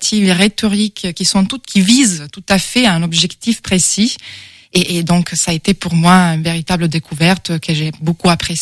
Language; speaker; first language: French; non-native, fluent; Italian